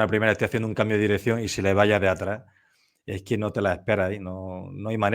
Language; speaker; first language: Spanish; native; Spanish